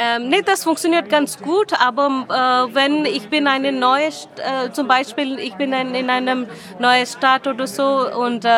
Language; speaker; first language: German; non-native, learner; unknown